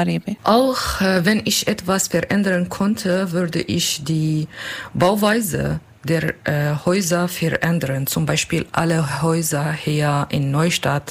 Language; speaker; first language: German; non-native, learner; Kurdish